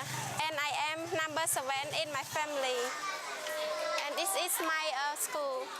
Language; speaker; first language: English; non-native, learner; Khmer